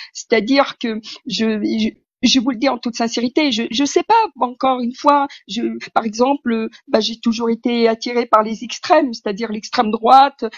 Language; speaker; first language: French; early bilingual, other home language; Riffian